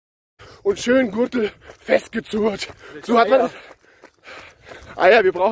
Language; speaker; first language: German; native; German